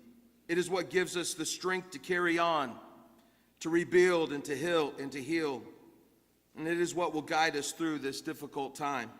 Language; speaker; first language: English; native; English